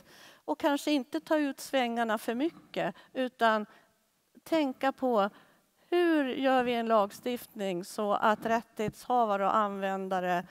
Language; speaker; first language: Swedish; native; Swedish